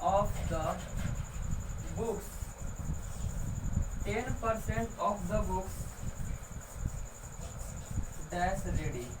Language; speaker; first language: English; non-native, local second language; Hindi